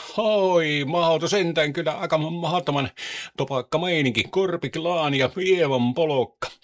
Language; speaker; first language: Finnish; native; Finnish